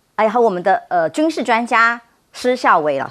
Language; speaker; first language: Chinese; native; Chinese